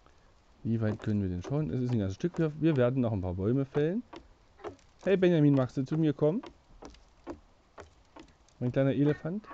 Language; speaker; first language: German; native; German